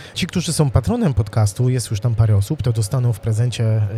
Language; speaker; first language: Polish; native; Polish